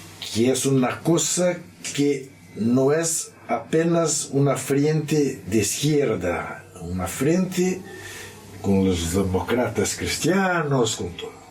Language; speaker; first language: Spanish; non-native, learner; Portuguese